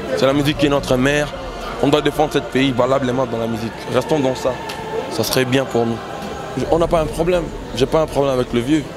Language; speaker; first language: French; non-native, local second language; Lingala